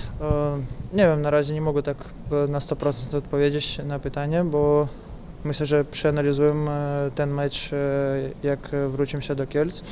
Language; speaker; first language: Polish; non-native, learner; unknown